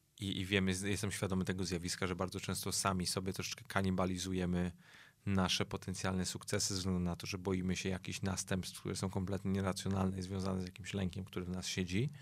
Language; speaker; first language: Polish; native; Polish